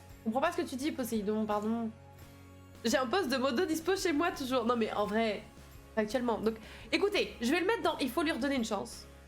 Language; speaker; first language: French; native; French